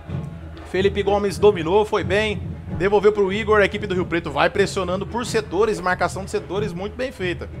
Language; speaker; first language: Portuguese; native; Portuguese